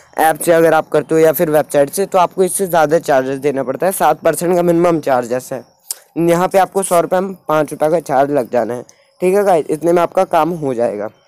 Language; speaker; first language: Hindi; native; Hindi